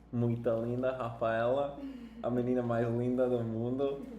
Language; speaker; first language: Portuguese; non-native, learner; English